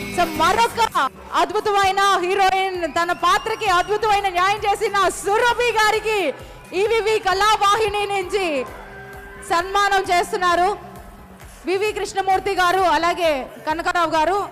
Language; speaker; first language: Telugu; native; Telugu